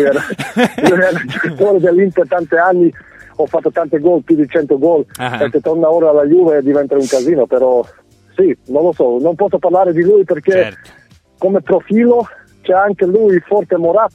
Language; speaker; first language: Italian; non-native, fluent; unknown